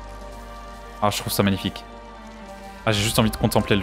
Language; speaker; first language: French; native; French